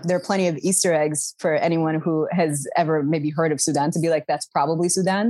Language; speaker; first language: English; early bilingual, other home language; Arabic